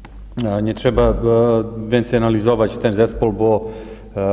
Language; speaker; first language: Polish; non-native, learner; Serbian